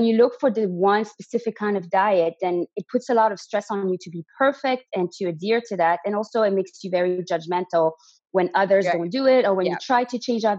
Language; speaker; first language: English; non-native, fluent; French